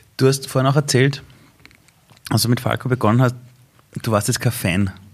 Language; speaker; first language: German; early bilingual, other home language; Persian